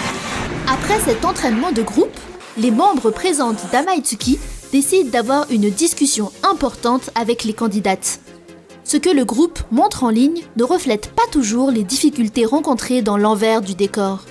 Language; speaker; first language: French; native; French